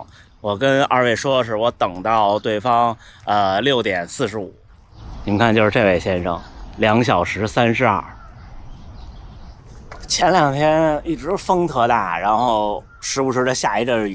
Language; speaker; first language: Chinese; native; Chinese